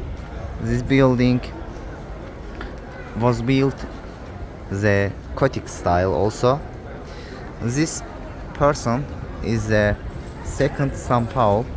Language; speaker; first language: English; non-native, learner; Azerbaijani